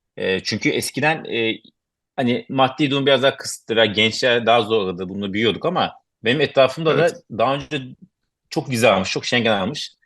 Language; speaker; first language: Turkish; native; Turkish